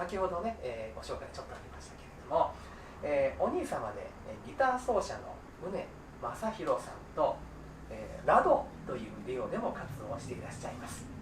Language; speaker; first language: Japanese; native; Japanese